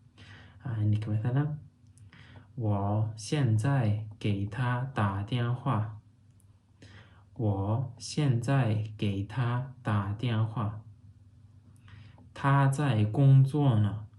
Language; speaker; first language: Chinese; non-native, fluent; Turkmen